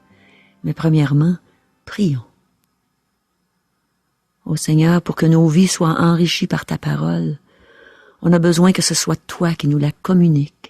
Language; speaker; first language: French; native; French